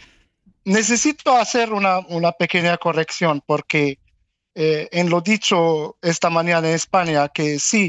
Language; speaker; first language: Spanish; non-native, fluent; Arabic